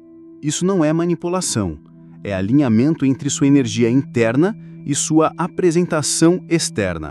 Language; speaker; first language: Portuguese; native; Portuguese